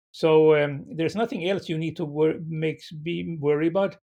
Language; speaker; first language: English; non-native, fluent; Swedish